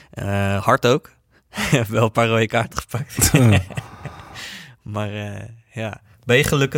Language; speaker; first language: Dutch; native; Dutch